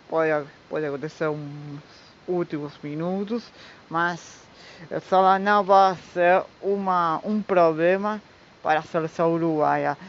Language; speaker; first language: Portuguese; non-native, learner; Spanish